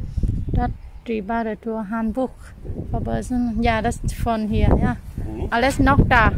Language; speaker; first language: German; non-native, learner; Vietnamese